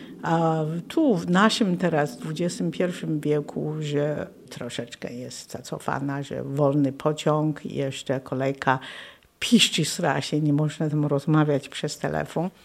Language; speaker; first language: Polish; non-native, fluent; Chinese